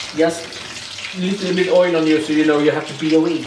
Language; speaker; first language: English; non-native, learner; Norwegian